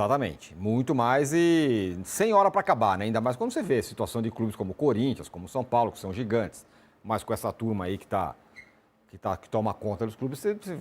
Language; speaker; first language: Portuguese; native; Portuguese